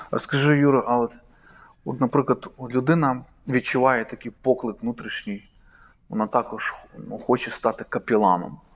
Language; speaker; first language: Ukrainian; native; Ukrainian